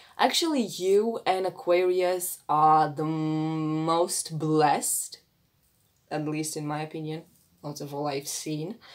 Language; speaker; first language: English; non-native, fluent; Romanian